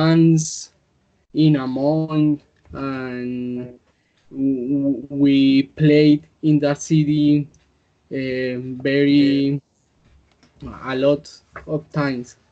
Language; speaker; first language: English; non-native, learner; Spanish